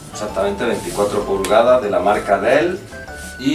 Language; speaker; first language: Spanish; native; Spanish